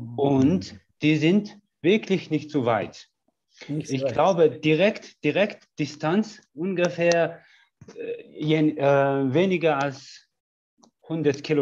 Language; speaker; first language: German; non-native, learner; Mongolian